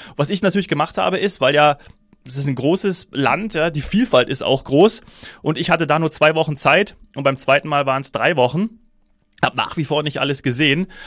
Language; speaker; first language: German; native; German